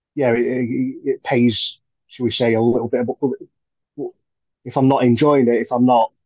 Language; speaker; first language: English; native; English